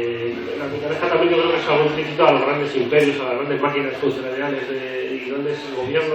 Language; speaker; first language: Spanish; native; Spanish